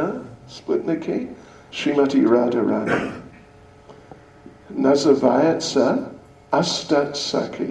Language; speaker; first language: Russian; non-native, learner; English